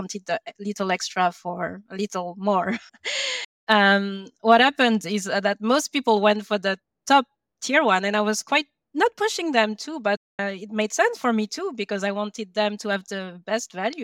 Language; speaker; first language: English; non-native, fluent; French